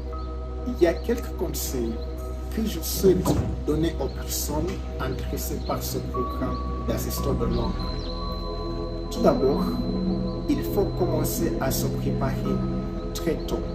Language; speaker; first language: French; non-native, fluent; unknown